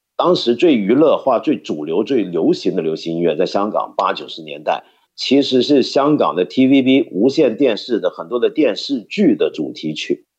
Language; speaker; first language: Chinese; non-native, local second language; Cantonese